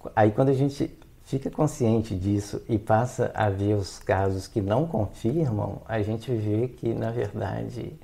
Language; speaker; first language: Portuguese; native; Portuguese